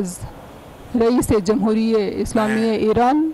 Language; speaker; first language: Persian; non-native, learner; Urdu